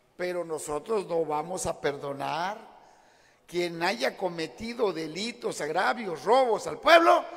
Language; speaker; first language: Spanish; native; Spanish